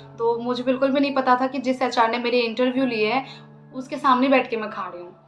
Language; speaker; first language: Hindi; non-native, local second language; Assamese